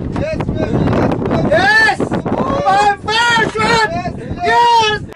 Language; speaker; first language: English; non-native, learner; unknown